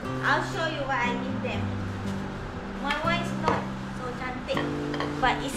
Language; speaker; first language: English; non-native, learner; Malay